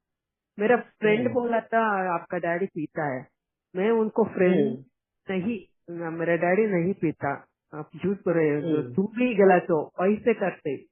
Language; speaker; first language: Hindi; non-native, local second language; Kannada